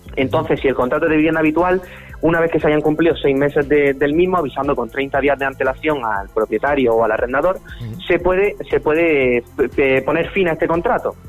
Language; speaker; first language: Spanish; native; Spanish